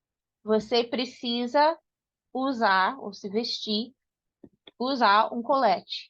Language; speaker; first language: Portuguese; non-native, fluent; English